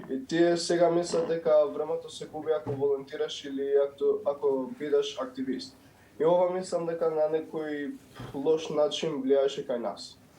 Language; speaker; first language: Macedonian; non-native, local second language; Albanian